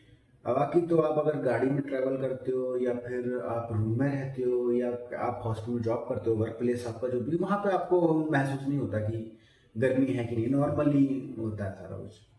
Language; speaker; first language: Hindi; native; Hindi